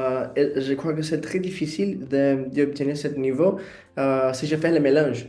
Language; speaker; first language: French; non-native, fluent; Portuguese